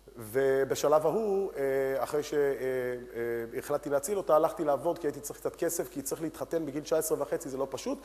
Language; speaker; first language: Hebrew; early bilingual, other home language; Romanian